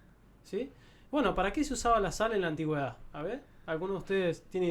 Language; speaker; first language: Spanish; native; Spanish